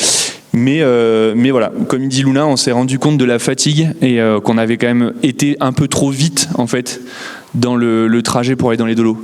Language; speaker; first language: French; native; French